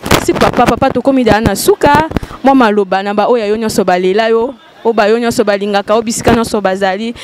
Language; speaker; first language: Lingala; native; Lingala